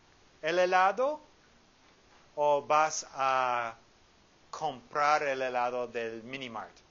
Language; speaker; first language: Spanish; non-native, fluent; English